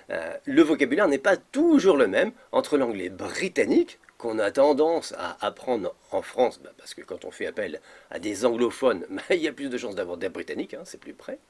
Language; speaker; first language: French; native; French